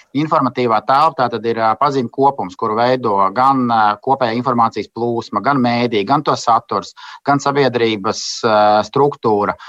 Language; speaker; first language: Latvian; native; Latvian